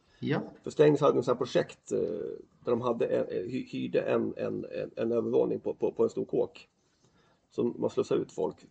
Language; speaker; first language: Swedish; native; Swedish